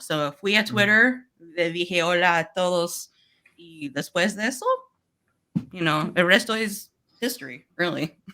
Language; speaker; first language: Spanish; non-native, learner; English